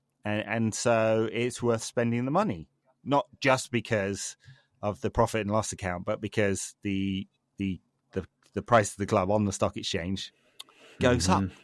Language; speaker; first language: English; native; English